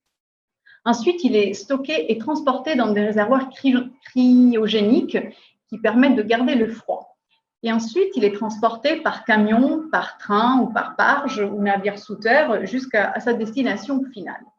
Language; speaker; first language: French; native; French